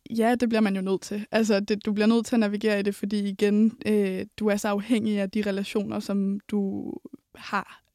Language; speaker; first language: Danish; native; Danish